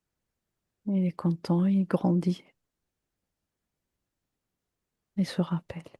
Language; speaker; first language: French; native; French